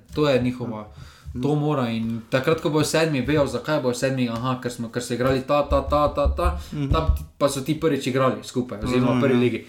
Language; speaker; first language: Slovenian; native; Slovenian